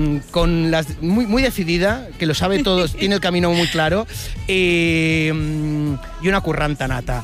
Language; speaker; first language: Spanish; native; Spanish